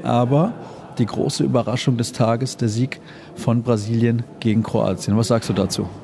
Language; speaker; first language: German; native; German